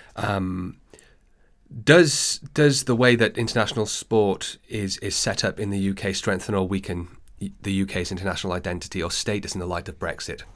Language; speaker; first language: English; native; English